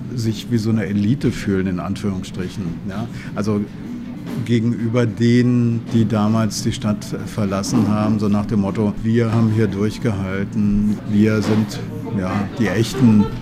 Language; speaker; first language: German; native; German